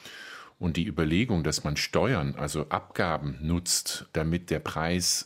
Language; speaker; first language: German; native; German